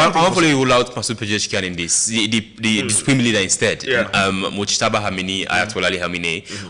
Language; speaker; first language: English; non-native, local second language; Krio